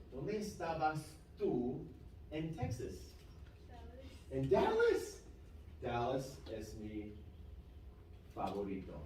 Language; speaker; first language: Spanish; non-native, fluent; English